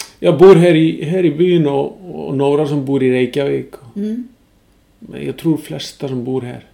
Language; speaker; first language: Swedish; non-native, fluent; Icelandic